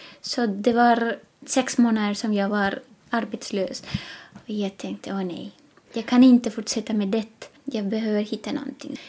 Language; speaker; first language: Swedish; non-native, fluent; Spanish